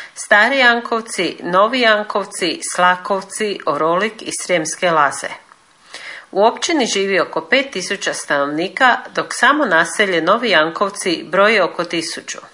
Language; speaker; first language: Croatian; native; Croatian